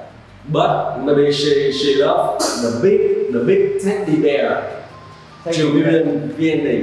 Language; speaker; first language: English; non-native, learner; Vietnamese